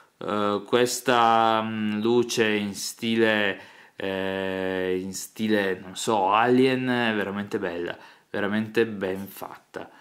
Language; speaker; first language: Italian; native; Italian